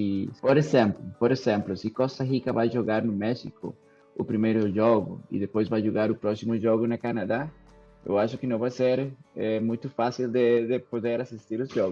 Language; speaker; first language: Portuguese; non-native, fluent; Spanish